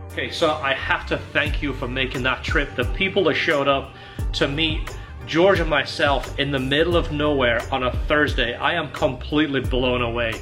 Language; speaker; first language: English; native; English